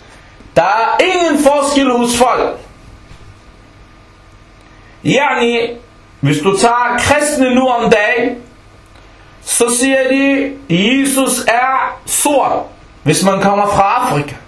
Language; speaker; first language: Danish; non-native, local second language; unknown